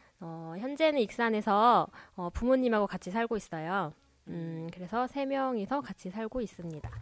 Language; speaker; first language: Korean; native; Korean